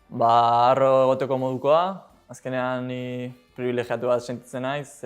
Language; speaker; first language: Basque; non-native, local second language; Spanish